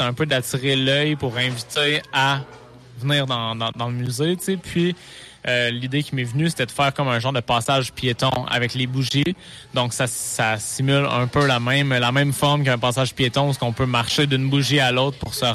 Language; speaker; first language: French; native; French